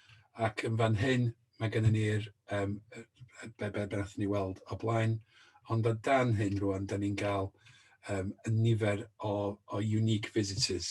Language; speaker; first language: Welsh; native; Welsh